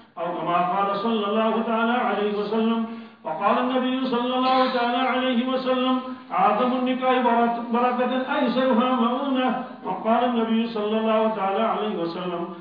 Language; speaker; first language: Arabic; non-native, fluent; Urdu